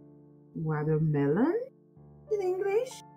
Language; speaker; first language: English; non-native, learner; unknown